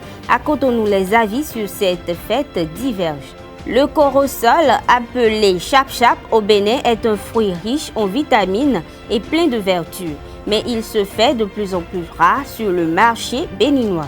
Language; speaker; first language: French; native; French